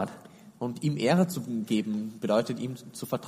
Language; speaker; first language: German; native; German